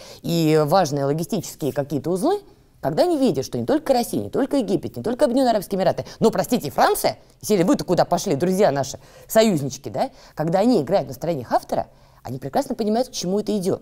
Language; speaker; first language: Russian; native; Russian